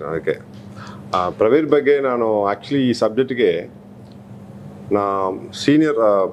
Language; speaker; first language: Kannada; non-native, learner; Tamil